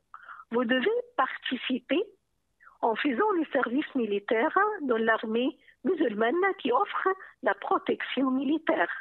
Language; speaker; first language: French; non-native, fluent; Arabic